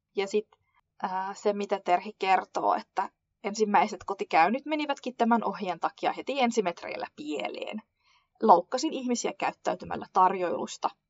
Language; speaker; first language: Finnish; early bilingual, other home language; Kurdish